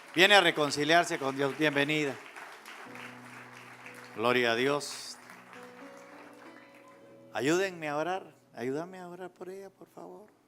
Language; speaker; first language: Spanish; native; Spanish